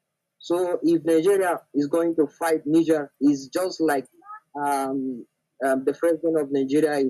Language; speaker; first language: English; non-native, local second language; Hausa